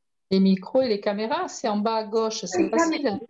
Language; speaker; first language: French; native; French